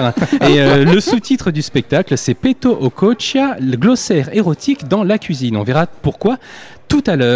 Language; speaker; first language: French; native; French